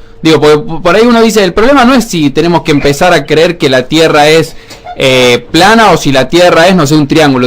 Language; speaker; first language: Spanish; native; Spanish